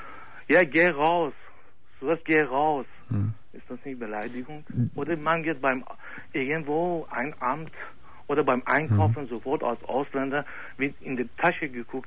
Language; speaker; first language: German; non-native, fluent; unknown